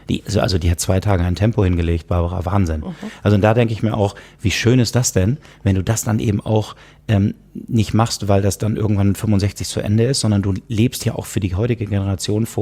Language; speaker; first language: German; native; German